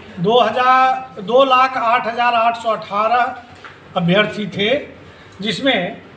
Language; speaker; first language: Hindi; native; Hindi